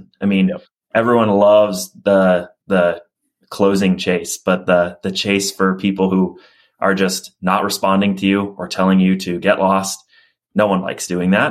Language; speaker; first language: English; native; English